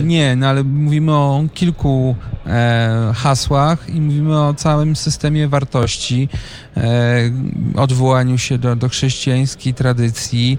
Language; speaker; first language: Polish; native; Polish